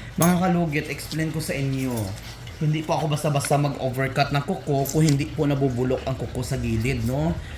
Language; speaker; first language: Filipino; non-native, local second language; Cebuano